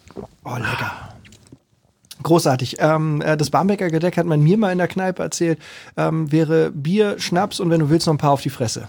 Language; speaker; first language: German; native; German